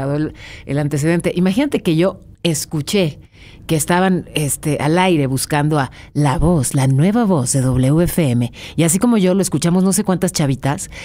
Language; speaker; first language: Spanish; native; Spanish